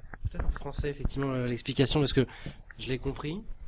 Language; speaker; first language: French; native; French